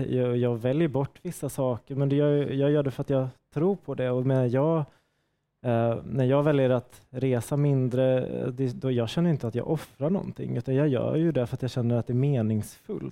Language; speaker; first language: Swedish; native; Swedish